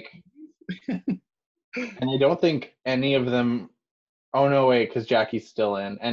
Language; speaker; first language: English; non-native, fluent; French